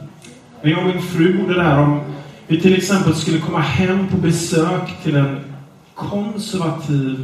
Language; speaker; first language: Swedish; non-native, fluent; English